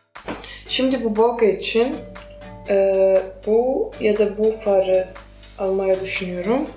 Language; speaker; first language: Turkish; non-native, fluent; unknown